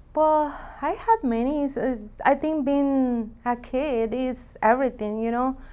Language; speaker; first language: English; non-native, fluent; Spanish